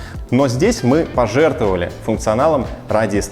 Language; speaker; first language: Russian; native; Russian